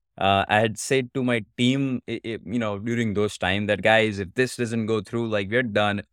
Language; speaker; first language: English; non-native, local second language; Gujarati